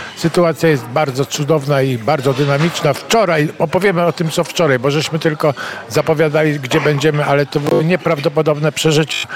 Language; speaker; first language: Polish; native; Polish